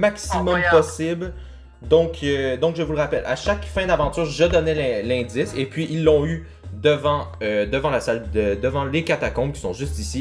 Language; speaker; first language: French; native; French